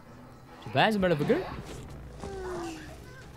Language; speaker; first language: Chinese; native; Chinese